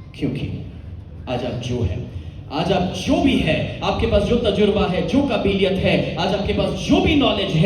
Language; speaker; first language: Hindi; non-native, local second language; Gujarati